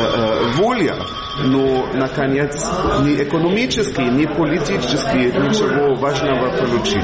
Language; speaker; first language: Russian; non-native, fluent; German